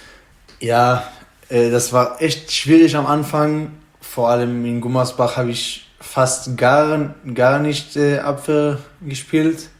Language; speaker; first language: German; non-native, fluent; Hebrew